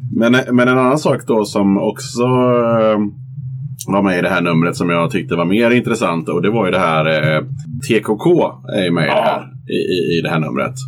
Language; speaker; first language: Swedish; native; Swedish